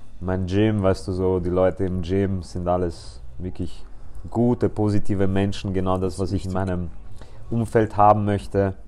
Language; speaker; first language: German; early bilingual, other home language; Polish